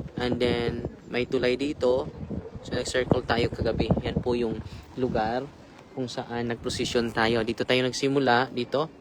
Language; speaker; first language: Filipino; native; Filipino